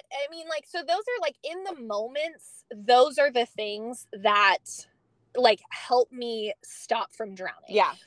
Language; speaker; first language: English; native; English